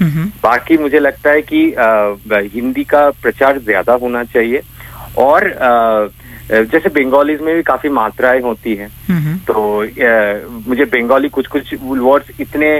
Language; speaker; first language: Hindi; non-native, local second language; Bangla